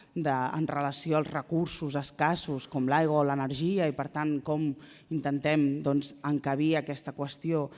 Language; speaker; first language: Catalan; native; Catalan